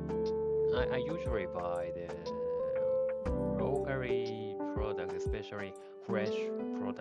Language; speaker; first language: English; non-native, learner; Japanese